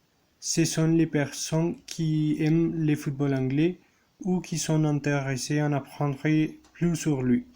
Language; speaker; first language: French; non-native, learner; Spanish